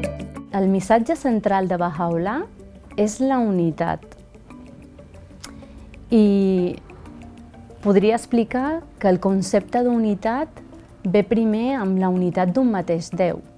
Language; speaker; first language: Catalan; early bilingual, other home language; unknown